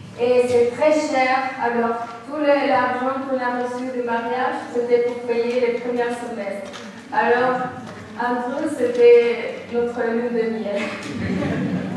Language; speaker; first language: French; non-native, local second language; Spanish